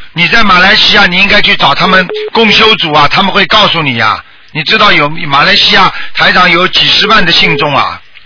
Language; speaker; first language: Chinese; native; Chinese